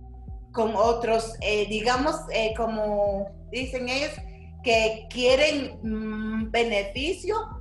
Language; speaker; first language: Spanish; non-native, local second language; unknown